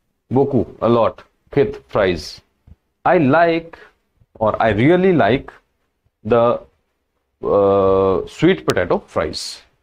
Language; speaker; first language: English; non-native, local second language; Hindi